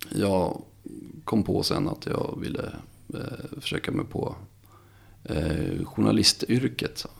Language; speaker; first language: Swedish; native; Swedish